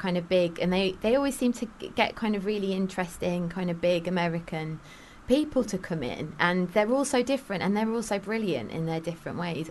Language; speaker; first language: English; native; English